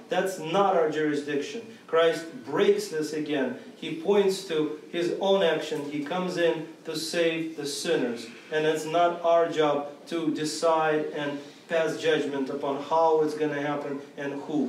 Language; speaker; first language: English; non-native, fluent; Russian